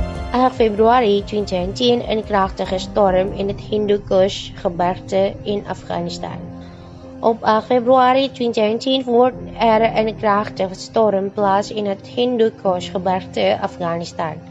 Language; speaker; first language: Dutch; non-native, fluent; Indonesian